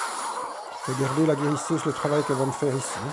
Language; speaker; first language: French; native; French